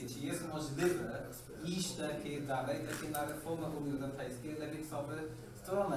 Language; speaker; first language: Polish; non-native, learner; English